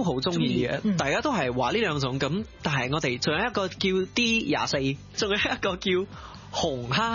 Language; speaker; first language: Cantonese; early bilingual, heritage; Cantonese